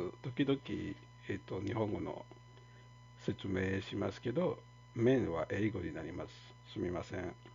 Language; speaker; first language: Japanese; non-native, fluent; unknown